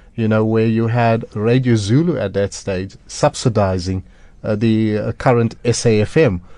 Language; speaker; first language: English; native; English